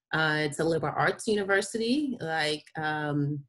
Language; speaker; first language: English; non-native, fluent; Spanish